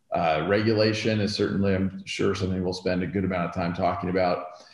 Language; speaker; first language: English; native; English